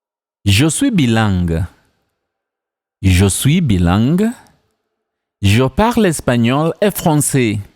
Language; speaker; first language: French; non-native, fluent; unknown